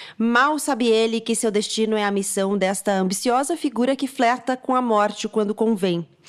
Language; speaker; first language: Portuguese; native; Portuguese